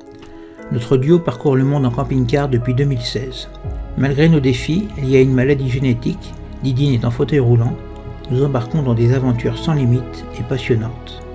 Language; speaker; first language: French; native; French